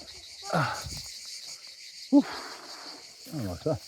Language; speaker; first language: French; native; French